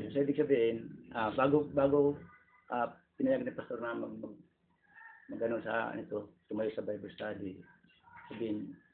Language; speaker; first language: Filipino; non-native, local second language; Waray